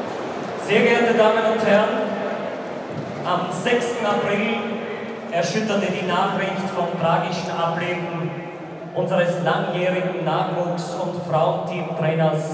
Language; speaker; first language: German; native; German